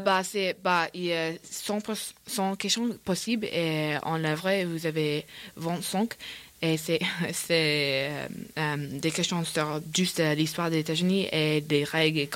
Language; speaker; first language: French; non-native, learner; English